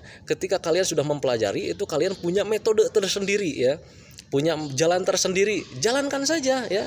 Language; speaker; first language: Indonesian; native; Indonesian